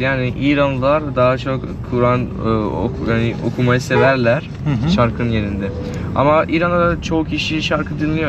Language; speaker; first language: Turkish; non-native, fluent; Persian